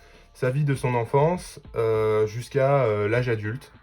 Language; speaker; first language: French; native; French